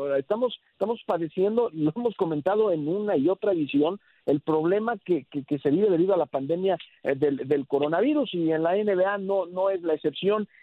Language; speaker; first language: Spanish; early bilingual, heritage; Spanish